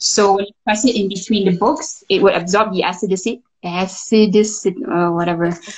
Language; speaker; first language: English; non-native, local second language; Malay